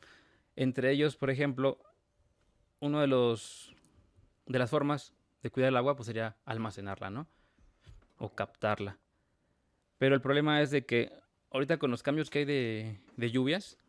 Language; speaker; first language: Spanish; native; Spanish